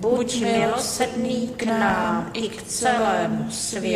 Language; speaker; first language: Czech; native; Czech